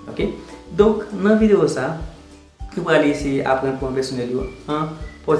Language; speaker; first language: French; non-native, learner; Haitian Creole